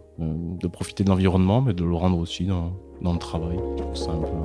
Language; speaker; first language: French; native; French